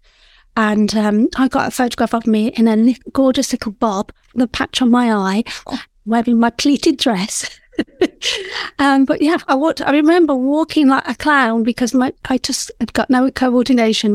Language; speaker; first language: English; native; English